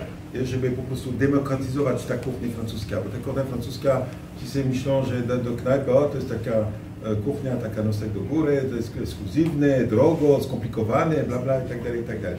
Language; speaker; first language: Polish; non-native, fluent; French